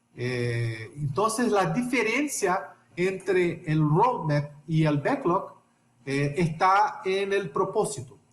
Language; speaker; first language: Spanish; non-native, fluent; Portuguese